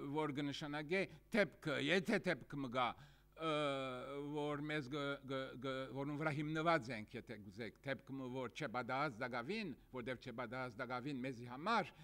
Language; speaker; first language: Armenian; early bilingual, heritage; Armenian